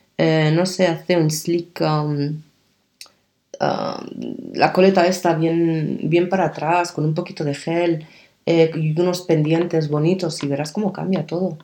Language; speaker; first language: Spanish; early bilingual, other home language; Arabic